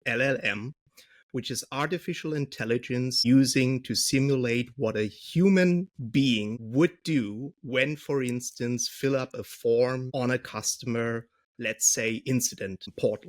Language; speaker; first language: English; non-native, fluent; German